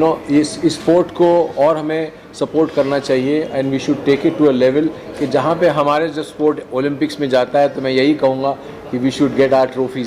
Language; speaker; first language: Hindi; native; Hindi